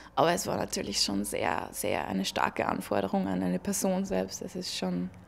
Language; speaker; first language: German; native; German